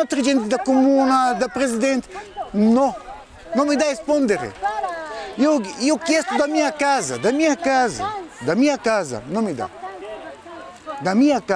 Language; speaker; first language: Italian; non-native, learner; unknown